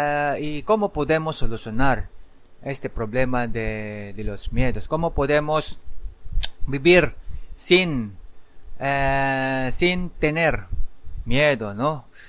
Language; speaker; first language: Spanish; non-native, learner; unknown